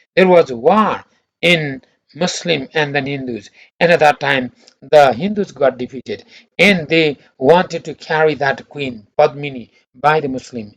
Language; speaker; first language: English; non-native, local second language; Nepali